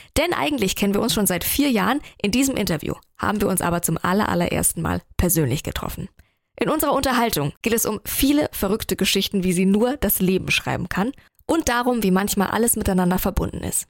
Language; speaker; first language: German; native; German